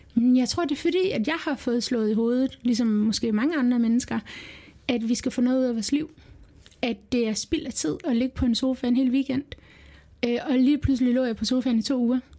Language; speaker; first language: Danish; early bilingual, other home language; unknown